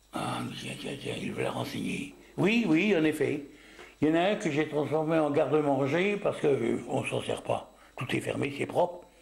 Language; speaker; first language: French; native; French